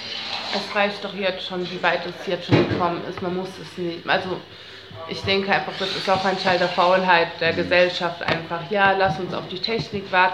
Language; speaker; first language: German; native; German